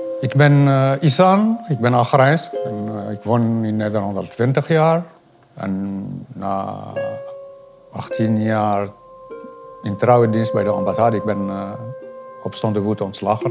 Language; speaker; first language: Dutch; non-native, fluent; Arabic